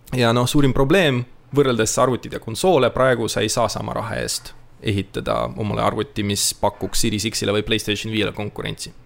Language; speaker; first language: Estonian; non-native, local second language; Russian